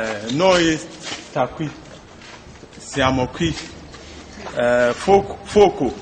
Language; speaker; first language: Italian; non-native, learner; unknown